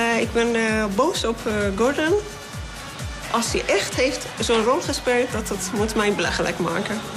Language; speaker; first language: Dutch; non-native, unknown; Persian